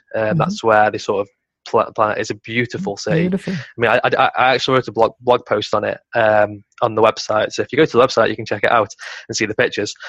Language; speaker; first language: English; native; English